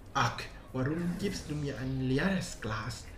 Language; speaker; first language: German; non-native, learner; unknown